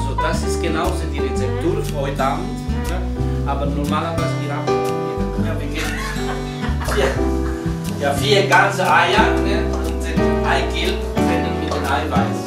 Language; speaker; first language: German; non-native, fluent; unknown